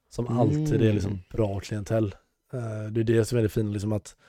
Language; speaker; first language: Swedish; native; Swedish